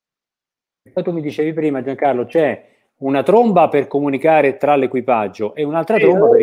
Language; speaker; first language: Italian; native; Italian